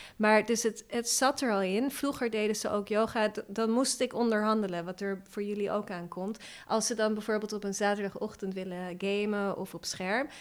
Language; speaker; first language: Dutch; non-native, fluent; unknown